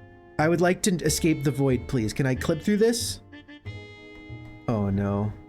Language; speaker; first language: English; native; English